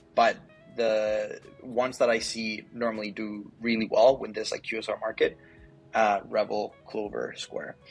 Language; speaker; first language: English; early bilingual, other home language; Spanish